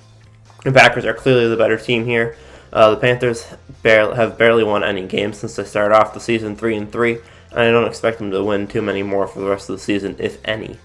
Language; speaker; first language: English; native; English